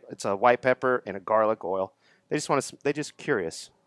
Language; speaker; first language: English; native; English